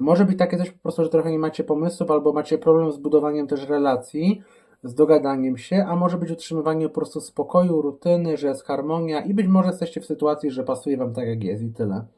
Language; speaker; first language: Polish; native; Polish